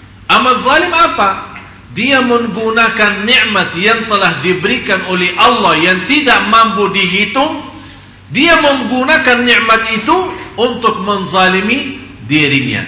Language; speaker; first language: Indonesian; non-native, fluent; Arabic